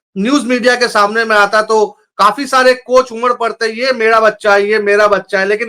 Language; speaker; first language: Hindi; non-native, local second language; Bangla